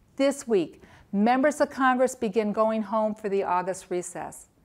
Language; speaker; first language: English; native; English